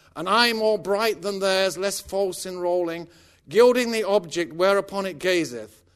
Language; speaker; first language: English; native; English